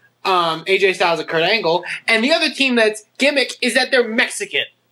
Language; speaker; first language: English; native; English